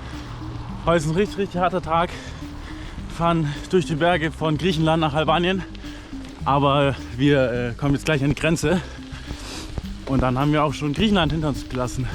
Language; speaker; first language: German; native; German